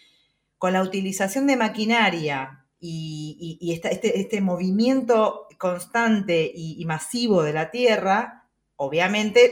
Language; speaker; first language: Spanish; native; Spanish